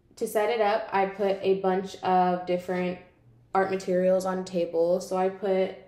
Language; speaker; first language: English; native; English